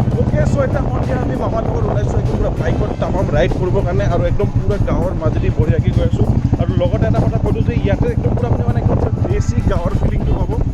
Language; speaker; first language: Assamese; native; Assamese